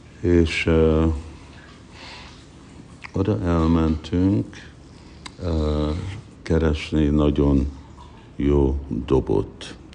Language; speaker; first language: Hungarian; early bilingual, heritage; Hungarian